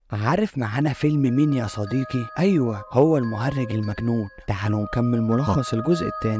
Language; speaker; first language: Arabic; native; Arabic